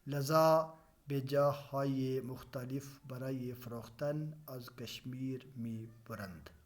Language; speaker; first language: Persian; non-native, fluent; Urdu